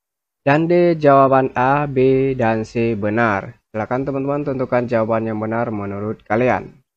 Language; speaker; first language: Indonesian; native; Indonesian